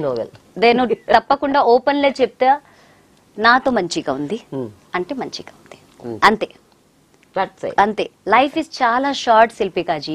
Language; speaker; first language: Telugu; non-native, local second language; Hindi